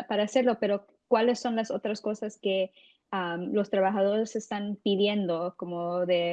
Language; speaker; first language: Spanish; early bilingual, heritage; English